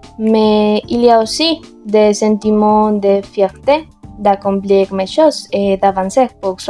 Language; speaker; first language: French; non-native, learner; Spanish